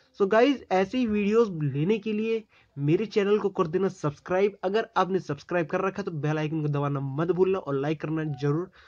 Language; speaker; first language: Hindi; native; Hindi